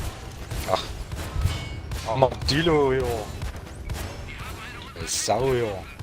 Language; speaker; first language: German; native; German